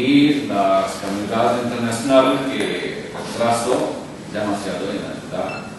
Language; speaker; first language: Spanish; non-native, local second language; Urdu